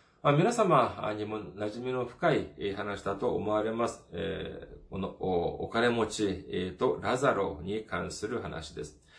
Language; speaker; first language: Japanese; non-native, fluent; Korean